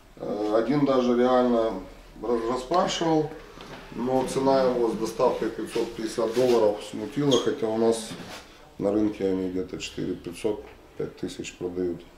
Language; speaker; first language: Russian; native; Russian